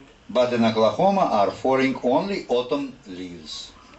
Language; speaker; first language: English; non-native, fluent; Russian